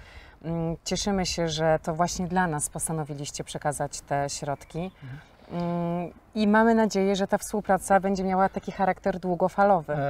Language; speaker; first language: Polish; native; Polish